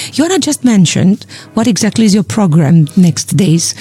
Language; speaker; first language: English; non-native, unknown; Romanian